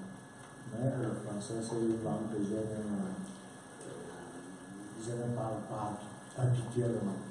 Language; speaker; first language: French; non-native, learner; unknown